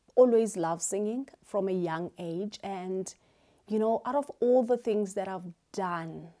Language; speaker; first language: English; non-native, local second language; Xhosa